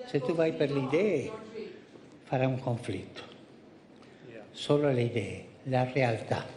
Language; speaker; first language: Italian; non-native, fluent; Spanish